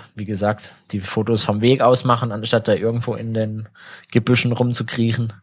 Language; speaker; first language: German; native; German